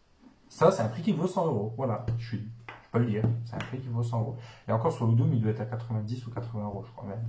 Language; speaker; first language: French; native; French